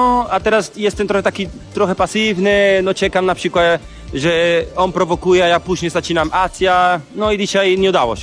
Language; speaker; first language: Polish; non-native, learner; Spanish